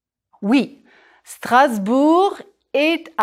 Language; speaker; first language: French; non-native, fluent; English